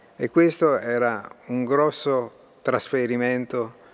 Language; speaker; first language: Italian; native; Italian